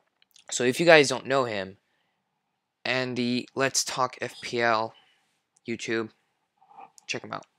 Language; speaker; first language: English; non-native, fluent; French